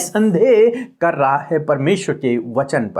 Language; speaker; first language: Hindi; native; Hindi